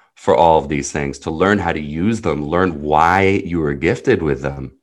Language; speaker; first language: English; early bilingual, other home language; Hebrew